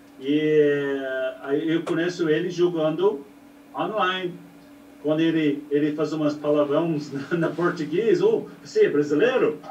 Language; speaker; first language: Portuguese; non-native, learner; English